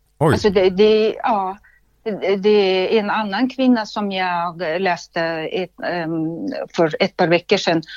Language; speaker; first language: Swedish; non-native, fluent; Russian